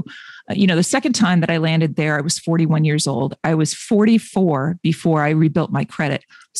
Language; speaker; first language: English; native; English